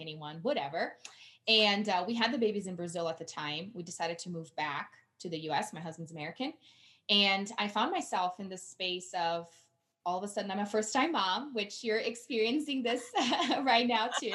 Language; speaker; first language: English; non-native, fluent; Portuguese